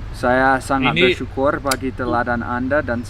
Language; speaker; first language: Indonesian; non-native, fluent; English